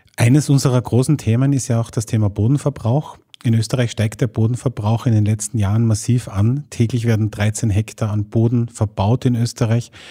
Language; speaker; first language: German; native; German